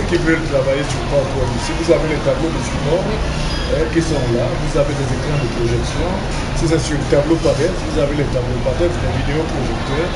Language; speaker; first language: French; non-native, local second language; Wolof